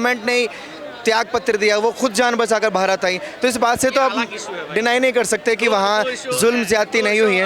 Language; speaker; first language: Hindi; native; Hindi